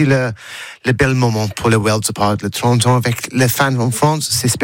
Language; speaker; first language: French; non-native, learner; English